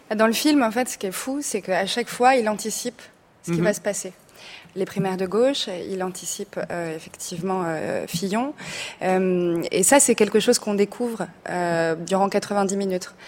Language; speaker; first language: French; native; French